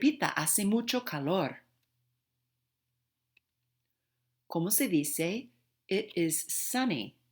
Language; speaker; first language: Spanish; non-native, fluent; English